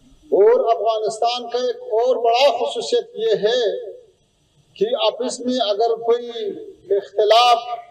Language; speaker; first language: Hindi; non-native, fluent; Pashto